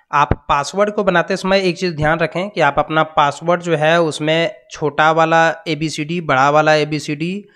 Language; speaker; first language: Hindi; native; Hindi